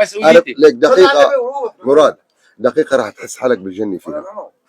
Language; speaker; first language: Arabic; native; Arabic